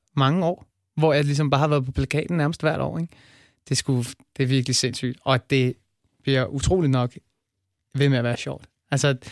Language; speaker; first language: Danish; native; Danish